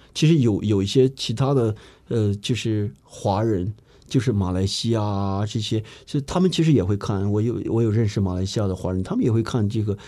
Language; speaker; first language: Chinese; early bilingual, heritage; Chinese